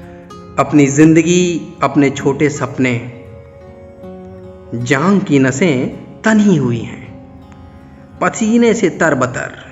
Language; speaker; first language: Hindi; native; Hindi